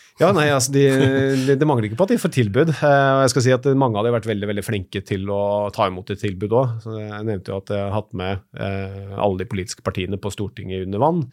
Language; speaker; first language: Norwegian; native; Norwegian